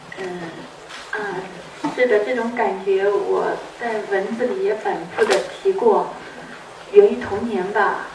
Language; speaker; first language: Chinese; native; Chinese